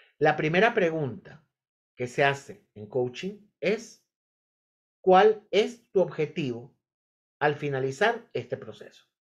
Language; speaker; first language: Spanish; native; Spanish